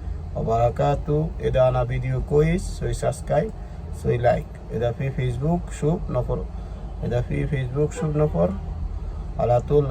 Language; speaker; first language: Arabic; non-native, learner; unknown